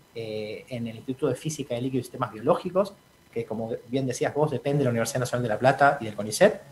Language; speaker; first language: Spanish; native; Spanish